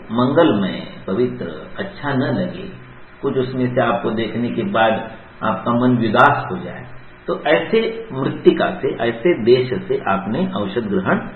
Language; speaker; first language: Hindi; non-native, local second language; Marathi